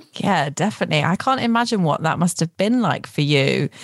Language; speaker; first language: English; native; English